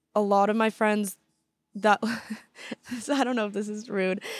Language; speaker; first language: English; native; English